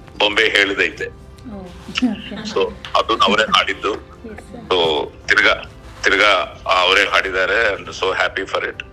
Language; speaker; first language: Kannada; non-native, local second language; Telugu